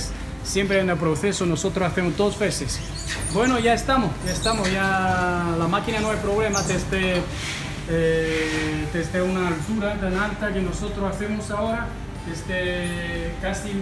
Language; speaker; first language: Spanish; non-native, fluent; Chinese